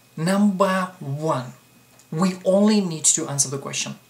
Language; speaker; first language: English; non-native, fluent; Russian